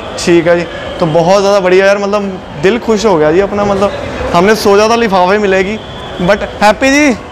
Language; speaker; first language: Hindi; non-native, local second language; Punjabi